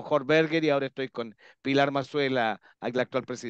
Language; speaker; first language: Spanish; native; Spanish